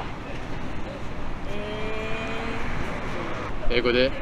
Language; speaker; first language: Japanese; non-native, learner; Khmer